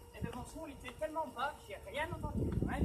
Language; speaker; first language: French; native; French